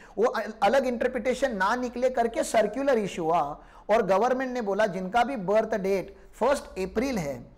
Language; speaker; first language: Hindi; non-native, local second language; Marathi